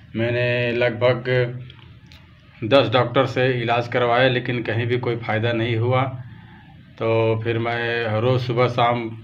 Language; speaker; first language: Hindi; native; Hindi